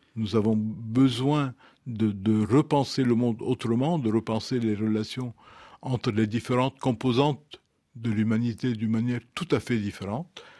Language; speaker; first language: French; non-native, local second language; Arabic